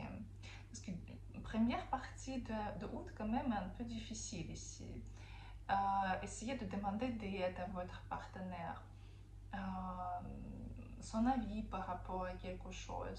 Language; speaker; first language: French; non-native, fluent; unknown